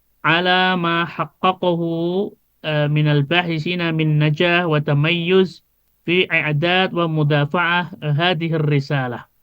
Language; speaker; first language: Arabic; non-native, fluent; Indonesian